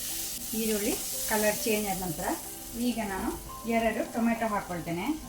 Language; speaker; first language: Kannada; native; Kannada